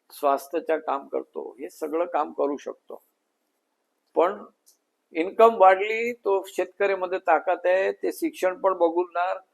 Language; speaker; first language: Marathi; non-native, local second language; Gujarati